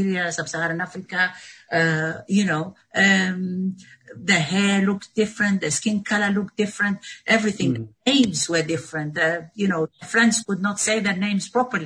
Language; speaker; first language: English; non-native, fluent; Arabic